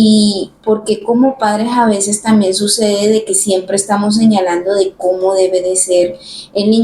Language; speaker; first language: Spanish; native; Spanish